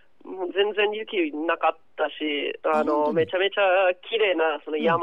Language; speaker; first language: Japanese; non-native, fluent; English